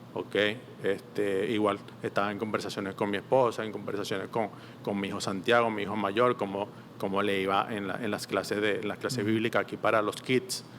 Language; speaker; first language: Spanish; native; Spanish